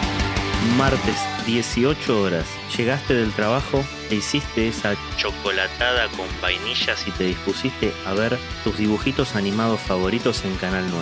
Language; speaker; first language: Spanish; native; Spanish